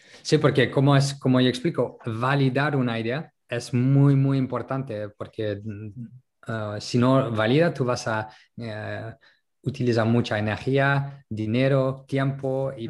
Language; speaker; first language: Spanish; non-native, local second language; French